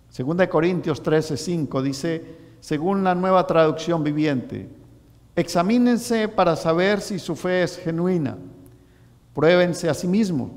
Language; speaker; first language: Spanish; native; Spanish